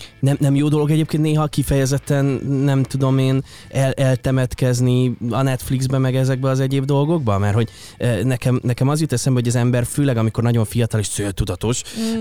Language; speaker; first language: Hungarian; native; Hungarian